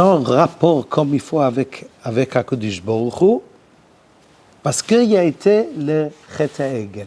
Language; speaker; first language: French; non-native, learner; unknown